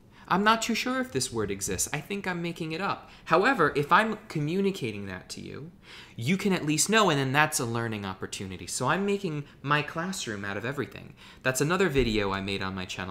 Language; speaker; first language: English; native; English